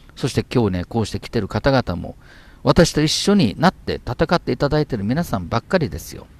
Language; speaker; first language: Japanese; native; Japanese